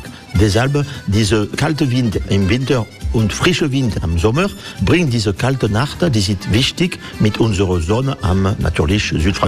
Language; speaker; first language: German; non-native, learner; French